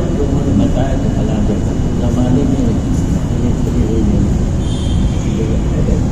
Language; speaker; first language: Urdu; native; Urdu